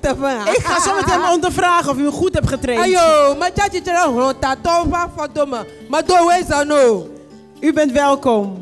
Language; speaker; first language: Dutch; non-native, fluent; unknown